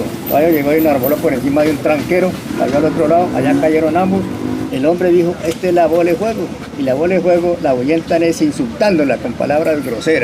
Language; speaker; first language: Spanish; native; Spanish